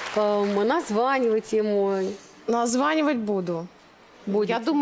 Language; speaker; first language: Russian; native; Russian